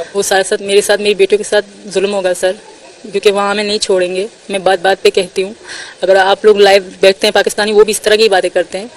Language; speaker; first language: Urdu; non-native, local second language; Sindhi